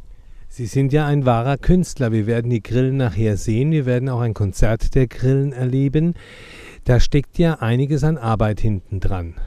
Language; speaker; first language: German; native; German